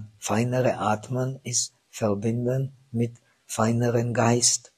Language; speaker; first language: German; non-native, fluent; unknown